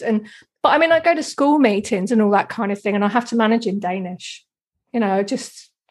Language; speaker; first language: English; native; English